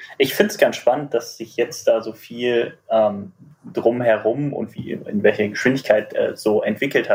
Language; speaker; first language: German; native; German